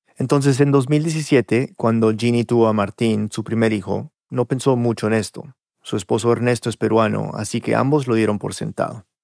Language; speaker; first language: Spanish; early bilingual, heritage; Spanish